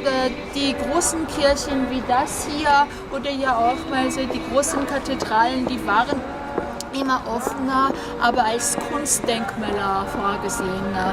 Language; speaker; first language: German; non-native, fluent; Georgian